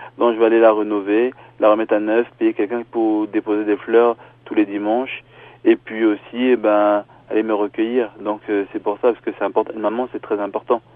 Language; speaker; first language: French; early bilingual, other home language; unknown